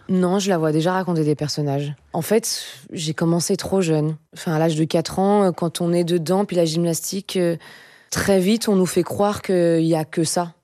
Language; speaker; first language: French; native; French